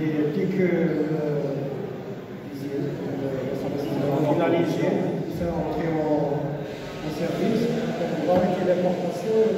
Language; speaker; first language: French; non-native, local second language; Arabic